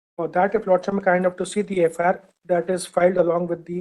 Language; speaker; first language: English; non-native, local second language; Hindi